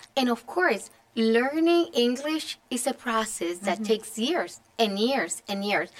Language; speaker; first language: English; non-native, fluent; Spanish